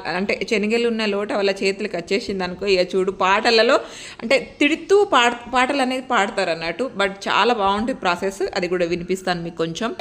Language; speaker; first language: Telugu; non-native, local second language; Lambadi